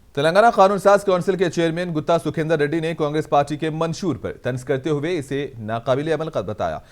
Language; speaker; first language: Hindi; non-native, local second language; Urdu